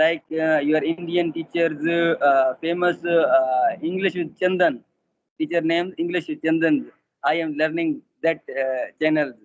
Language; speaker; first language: English; non-native, learner; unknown